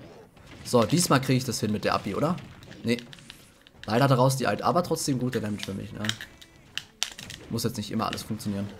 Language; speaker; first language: German; native; German